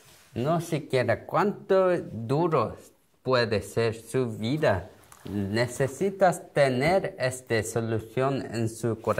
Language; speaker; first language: Spanish; non-native, learner; Korean